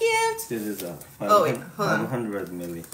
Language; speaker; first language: English; non-native, learner; Korean